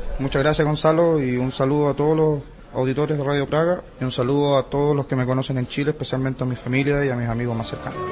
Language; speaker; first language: Spanish; native; Spanish